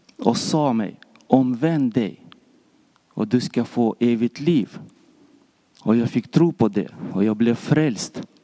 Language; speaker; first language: Swedish; non-native, fluent; Russian